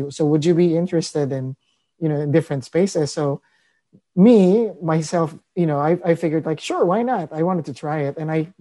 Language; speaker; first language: English; non-native, local second language; Filipino